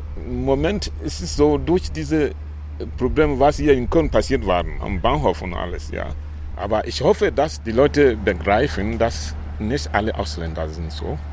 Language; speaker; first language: German; non-native, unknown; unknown